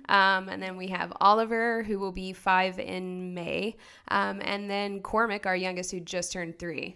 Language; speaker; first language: English; native; English